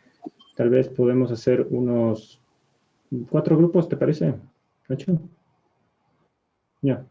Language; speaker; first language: Spanish; native; Spanish